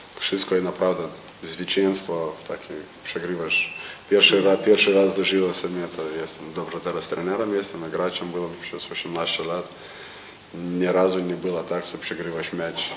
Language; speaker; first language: Polish; non-native, learner; Lithuanian